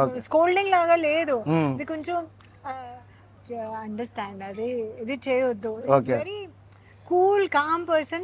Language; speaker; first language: Telugu; non-native, learner; Hindi